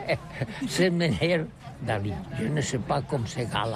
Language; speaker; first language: French; non-native, learner; Catalan